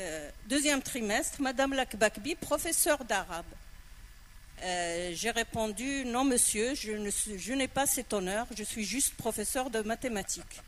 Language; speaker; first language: French; non-native, local second language; Arabic